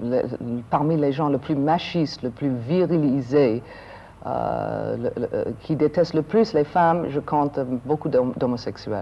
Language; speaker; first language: French; non-native, fluent; English